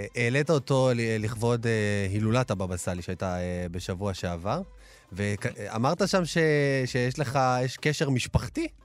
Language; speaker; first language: Hebrew; native; Hebrew